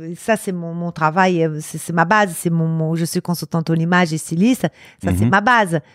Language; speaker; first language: French; non-native, fluent; Portuguese